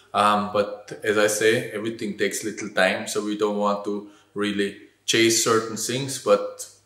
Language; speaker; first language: English; non-native, fluent; German